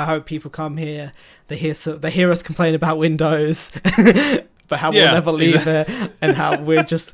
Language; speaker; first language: English; native; English